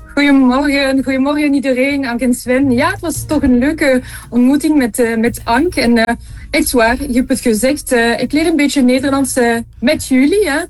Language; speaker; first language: Dutch; non-native, local second language; French